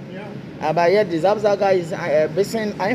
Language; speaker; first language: German; non-native, learner; Akan